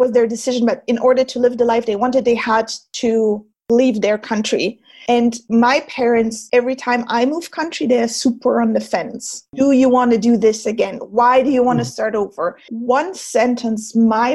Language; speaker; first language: English; non-native, fluent; German